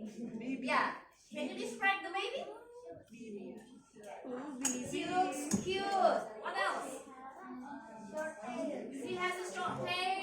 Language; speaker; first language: English; non-native, learner; Indonesian